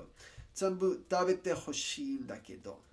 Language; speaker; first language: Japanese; non-native, learner; English